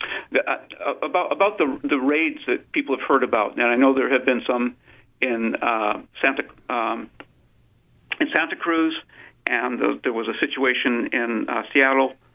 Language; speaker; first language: English; native; English